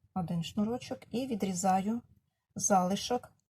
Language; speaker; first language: Ukrainian; non-native, local second language; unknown